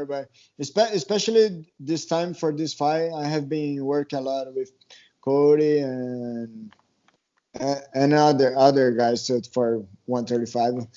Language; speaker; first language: English; non-native, learner; Portuguese